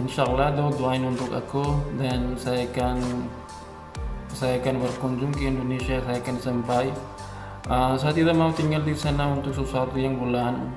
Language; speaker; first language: Indonesian; non-native, learner; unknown